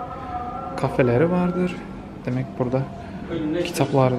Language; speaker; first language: Turkish; non-native, learner; Kazakh